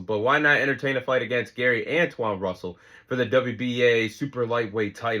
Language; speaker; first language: English; native; English